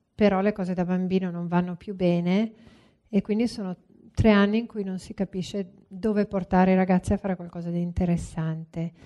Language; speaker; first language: Italian; native; Italian